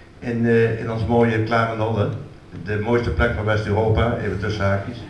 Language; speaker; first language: Dutch; native; Dutch